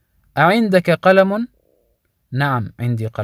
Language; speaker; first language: Arabic; non-native, fluent; English